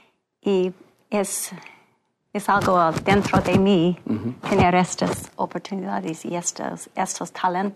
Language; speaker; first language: Spanish; non-native, fluent; English